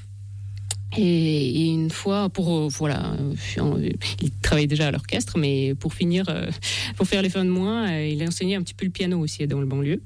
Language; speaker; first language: French; non-native, fluent; Russian